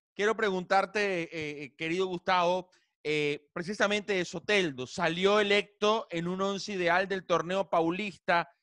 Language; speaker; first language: Spanish; native; Spanish